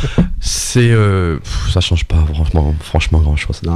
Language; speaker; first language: French; native; French